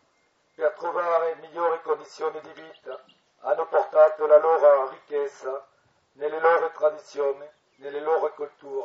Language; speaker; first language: Italian; non-native, learner; French